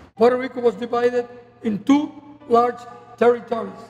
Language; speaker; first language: English; non-native, fluent; Spanish